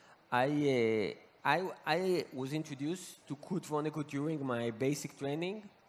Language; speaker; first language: English; non-native, fluent; Hebrew